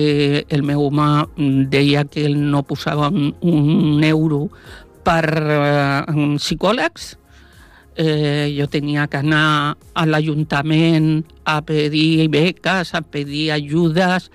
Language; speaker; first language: Catalan; non-native, local second language; Spanish